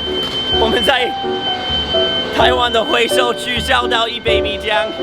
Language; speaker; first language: Chinese; non-native, fluent; English